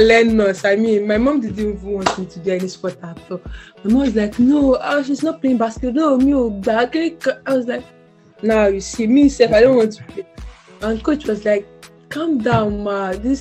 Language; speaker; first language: English; non-native, local second language; Yoruba